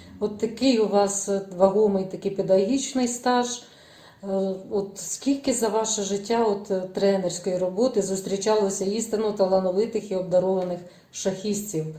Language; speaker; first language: Ukrainian; native; Ukrainian